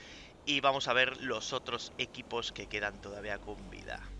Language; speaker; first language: Spanish; native; Spanish